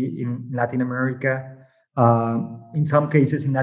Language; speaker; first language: English; non-native, fluent; Spanish